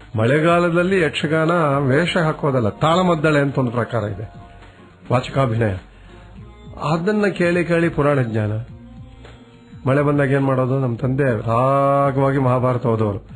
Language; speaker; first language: Kannada; native; Kannada